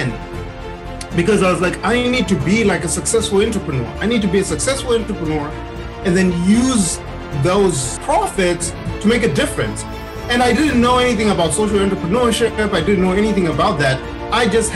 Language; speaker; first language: English; non-native, local second language; Shona